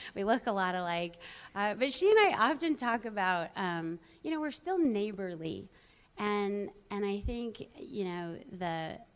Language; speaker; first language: English; native; English